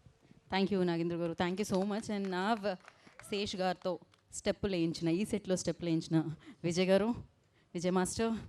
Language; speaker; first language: Telugu; native; Telugu